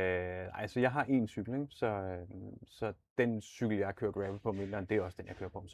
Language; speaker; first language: Danish; native; Danish